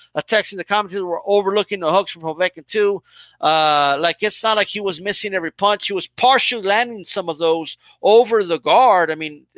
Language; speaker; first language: English; early bilingual, other home language; Spanish